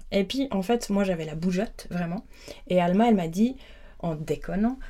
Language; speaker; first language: French; native; French